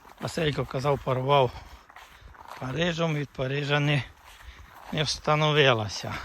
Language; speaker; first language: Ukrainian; native; Ukrainian